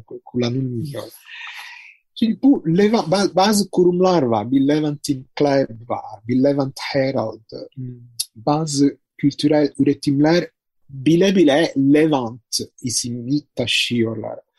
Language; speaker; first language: Turkish; non-native, fluent; Italian